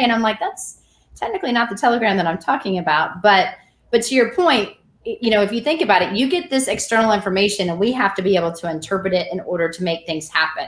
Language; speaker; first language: English; native; English